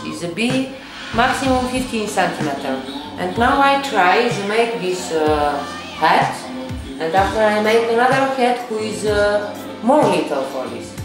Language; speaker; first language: English; non-native, learner; Bulgarian